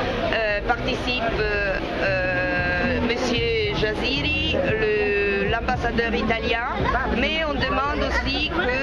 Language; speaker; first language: French; non-native, fluent; Italian